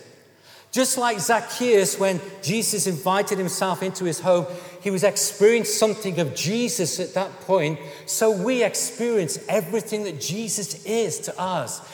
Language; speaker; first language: English; native; English